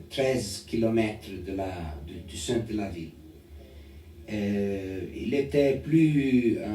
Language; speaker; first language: French; non-native, learner; Portuguese